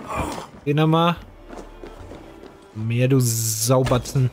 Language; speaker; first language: German; native; German